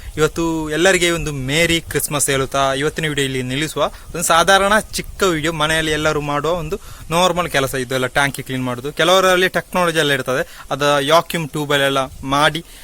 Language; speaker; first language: Kannada; native; Kannada